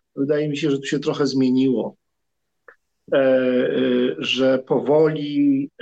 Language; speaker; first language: Polish; native; Polish